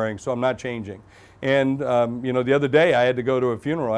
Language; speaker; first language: English; native; English